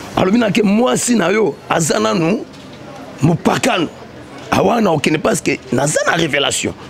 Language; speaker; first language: Lingala; native; Lingala